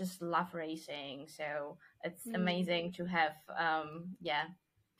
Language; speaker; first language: English; non-native, fluent; Czech